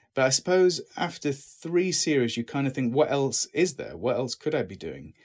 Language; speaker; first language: English; native; English